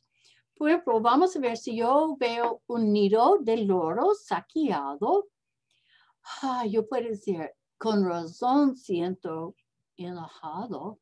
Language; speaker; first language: Spanish; non-native, learner; English